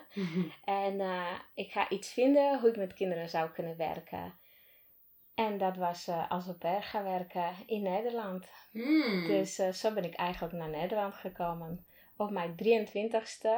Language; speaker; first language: Dutch; non-native, fluent; Slovak